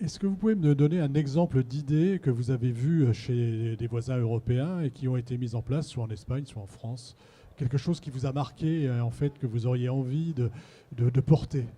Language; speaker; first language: French; native; French